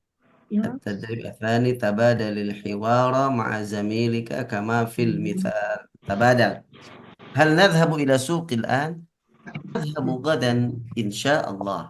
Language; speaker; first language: Arabic; non-native, fluent; Indonesian